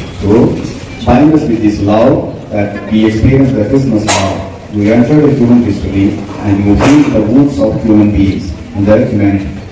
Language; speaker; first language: English; non-native, local second language; Telugu